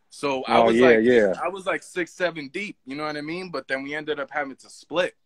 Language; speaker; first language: English; native; English